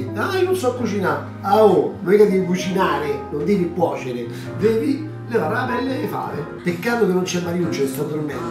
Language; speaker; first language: Italian; native; Italian